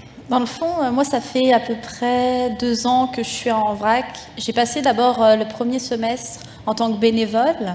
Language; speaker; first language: French; native; French